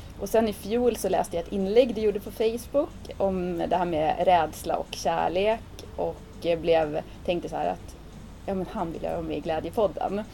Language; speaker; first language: Swedish; native; Swedish